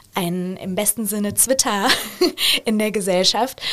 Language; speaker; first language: German; native; German